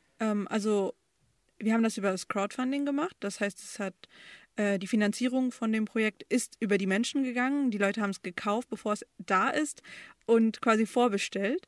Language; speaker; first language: German; early bilingual, other home language; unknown